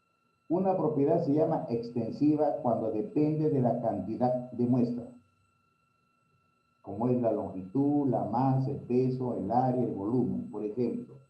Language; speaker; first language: Spanish; native; Spanish